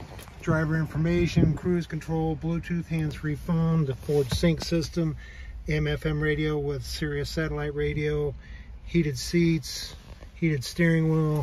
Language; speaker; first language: English; native; English